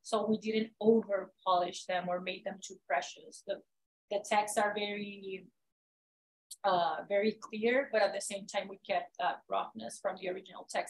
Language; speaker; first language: English; non-native, fluent; Spanish